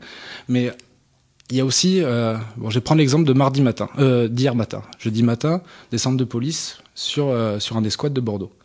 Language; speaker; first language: French; native; French